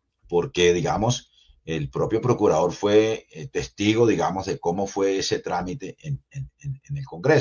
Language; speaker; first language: Spanish; native; Spanish